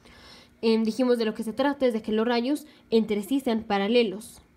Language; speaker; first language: Spanish; native; Spanish